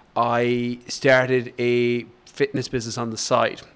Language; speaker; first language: English; native; English